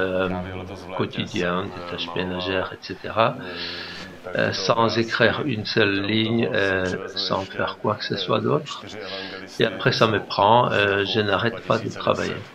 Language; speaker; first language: French; non-native, fluent; Czech